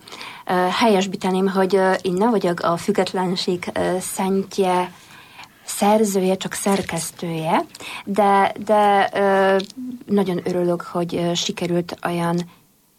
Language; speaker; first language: Hungarian; non-native, fluent; Polish